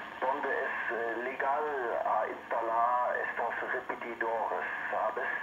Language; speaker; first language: Spanish; non-native, learner; German